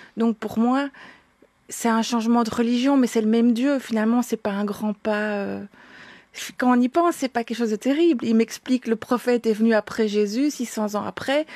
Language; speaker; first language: French; native; French